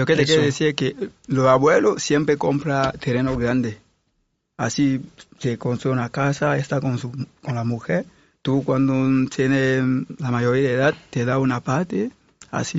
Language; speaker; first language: Spanish; non-native, learner; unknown